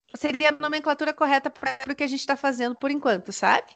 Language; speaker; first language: Portuguese; native; Portuguese